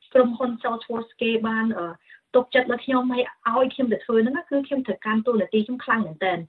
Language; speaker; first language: Khmer; early bilingual, heritage; Khmer